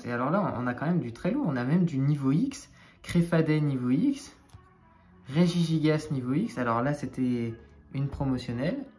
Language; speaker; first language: French; native; French